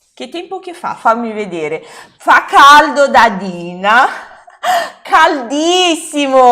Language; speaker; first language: Italian; non-native, fluent; Portuguese